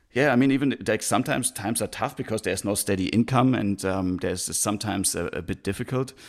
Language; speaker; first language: English; non-native, fluent; German